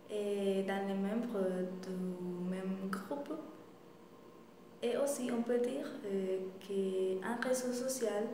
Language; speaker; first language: French; non-native, fluent; Spanish